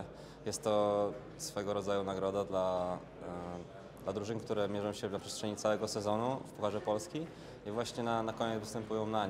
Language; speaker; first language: Polish; native; Polish